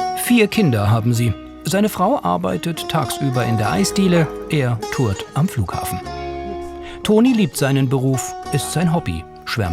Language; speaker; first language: German; native; German